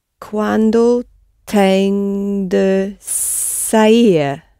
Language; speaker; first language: Portuguese; non-native, learner; English